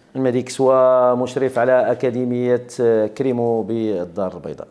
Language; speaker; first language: Arabic; native; Arabic